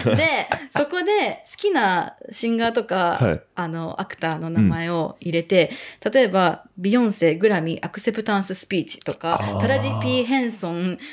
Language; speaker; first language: Japanese; native; Japanese